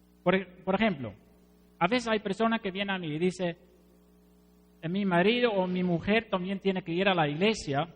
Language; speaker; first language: Spanish; non-native, fluent; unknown